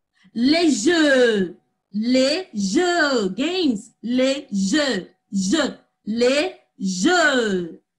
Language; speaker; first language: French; non-native, fluent; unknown